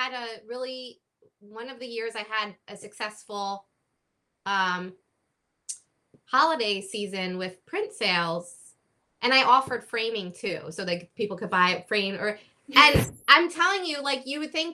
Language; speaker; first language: English; native; English